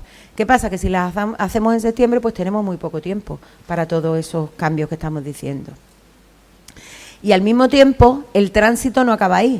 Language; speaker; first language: Spanish; native; Spanish